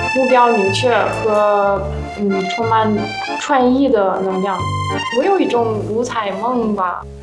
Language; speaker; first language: Chinese; non-native, fluent; Russian